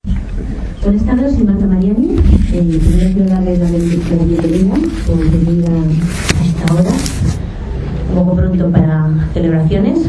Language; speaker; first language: Spanish; native; Spanish